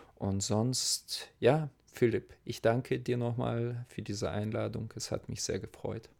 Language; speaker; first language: German; non-native, fluent; Russian